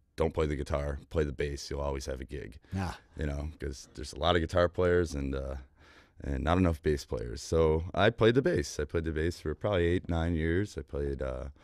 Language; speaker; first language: English; native; English